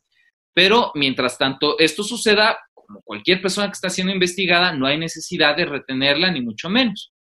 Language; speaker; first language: Spanish; native; Spanish